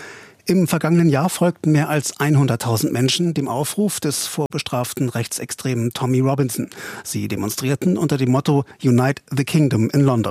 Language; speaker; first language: German; native; German